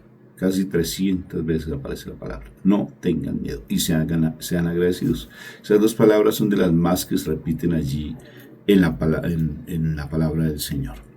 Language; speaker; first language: Spanish; native; Spanish